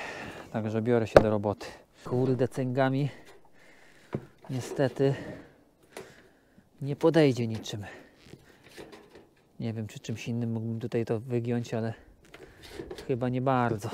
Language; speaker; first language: Polish; native; Polish